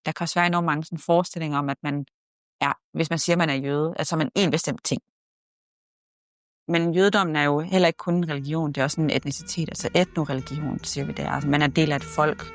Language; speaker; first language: Danish; native; Danish